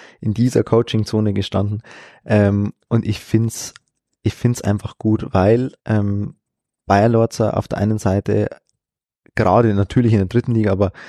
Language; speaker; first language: German; native; German